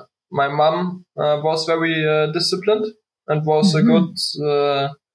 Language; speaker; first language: English; non-native, learner; German